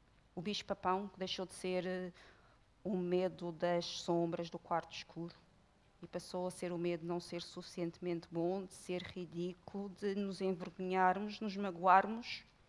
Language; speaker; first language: Portuguese; native; Portuguese